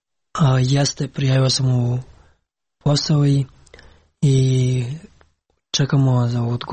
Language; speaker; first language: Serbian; non-native, learner; Pashto